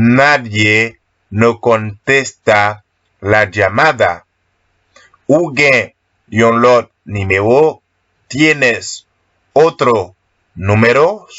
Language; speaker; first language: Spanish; non-native, learner; Haitian Creole